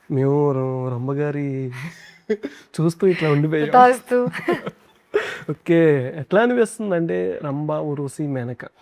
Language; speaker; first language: Telugu; native; Telugu